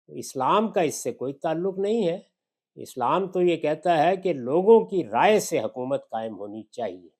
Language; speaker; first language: Urdu; non-native, local second language; Punjabi